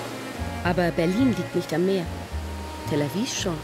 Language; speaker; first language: German; native; German